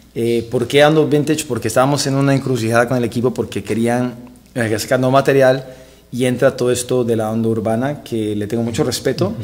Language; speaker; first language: Spanish; native; Spanish